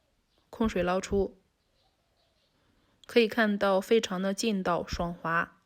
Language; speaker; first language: Chinese; native; Chinese